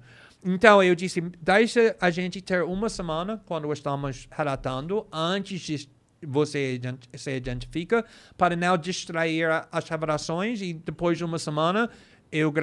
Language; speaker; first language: Portuguese; non-native, fluent; English